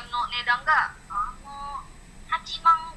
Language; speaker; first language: Japanese; non-native, learner; Indonesian